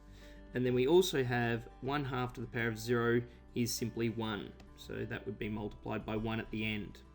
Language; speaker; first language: English; native; English